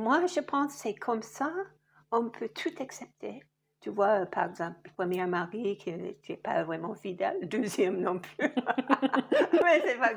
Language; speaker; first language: French; non-native, fluent; English